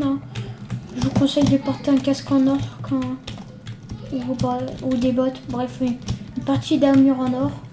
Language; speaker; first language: French; native; French